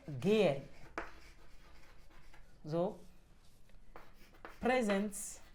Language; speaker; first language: German; non-native, fluent; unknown